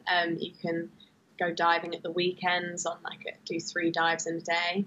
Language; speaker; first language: English; native; English